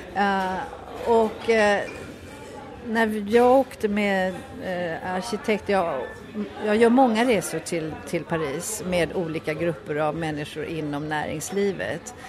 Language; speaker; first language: Swedish; native; Swedish